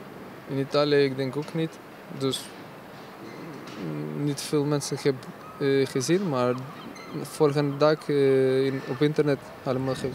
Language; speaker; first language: Dutch; non-native, learner; Ukrainian